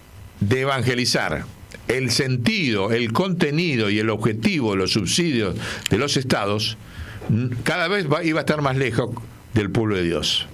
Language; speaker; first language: Spanish; native; Spanish